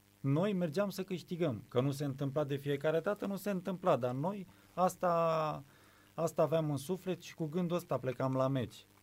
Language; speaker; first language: Romanian; native; Romanian